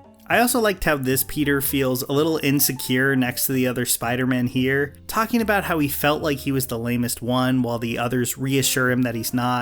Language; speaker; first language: English; native; English